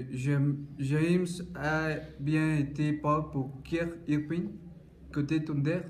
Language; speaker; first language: French; non-native, learner; Spanish